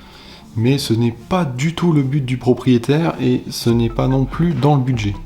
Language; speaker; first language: French; native; French